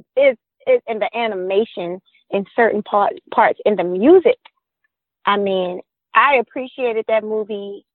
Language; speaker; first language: English; native; English